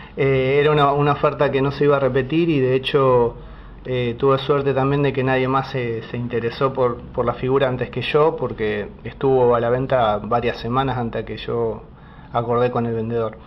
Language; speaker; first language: Spanish; native; Spanish